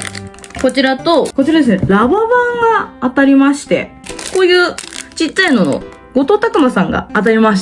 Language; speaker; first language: Japanese; native; Japanese